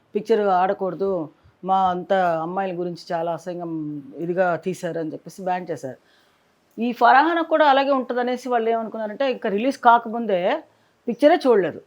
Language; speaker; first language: Telugu; native; Telugu